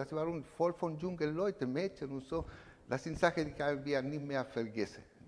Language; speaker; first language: German; non-native, learner; Spanish